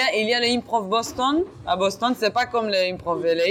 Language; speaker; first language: French; non-native, learner; Hebrew